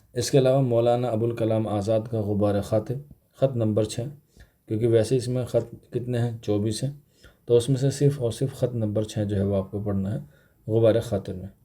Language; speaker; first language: Urdu; native; Urdu